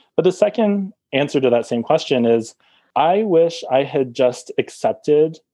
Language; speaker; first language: English; native; English